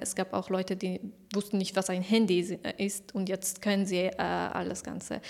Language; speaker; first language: German; non-native, fluent; Persian